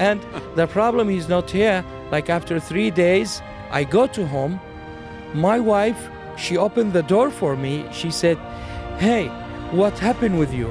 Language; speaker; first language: English; non-native, learner; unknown